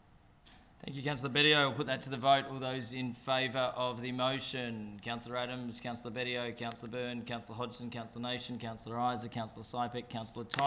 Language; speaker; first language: English; native; English